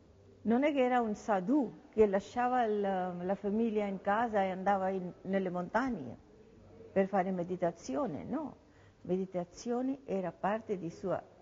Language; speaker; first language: Italian; non-native, learner; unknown